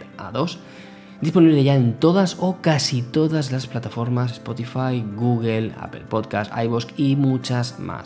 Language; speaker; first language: Spanish; native; Spanish